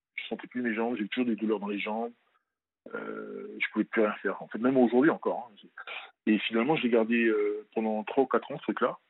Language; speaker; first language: French; native; French